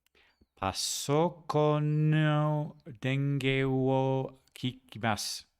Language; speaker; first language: Japanese; non-native, learner; English